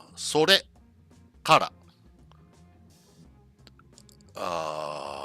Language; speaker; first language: Japanese; non-native, learner; English